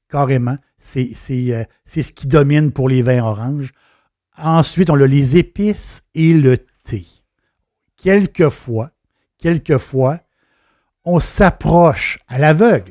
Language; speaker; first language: French; native; French